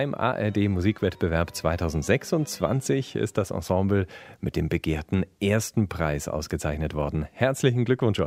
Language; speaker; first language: German; native; German